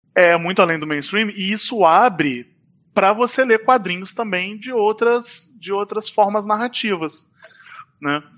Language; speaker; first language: Portuguese; native; Portuguese